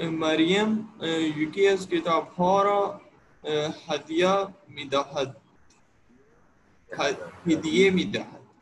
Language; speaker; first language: Persian; non-native, learner; Urdu